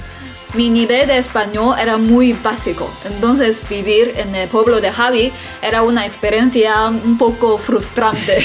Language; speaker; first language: Spanish; non-native, fluent; Chinese